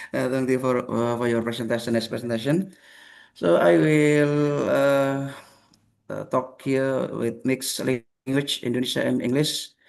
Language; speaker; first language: English; non-native, learner; Indonesian